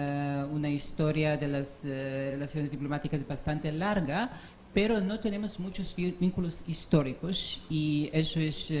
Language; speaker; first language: Spanish; non-native, fluent; Serbian